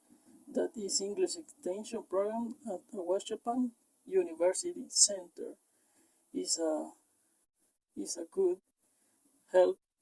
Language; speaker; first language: English; non-native, learner; Spanish